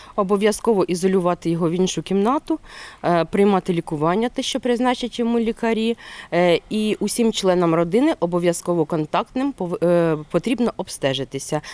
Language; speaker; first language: Ukrainian; native; Ukrainian